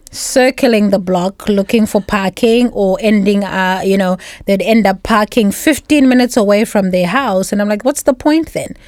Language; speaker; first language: English; non-native, local second language; Shona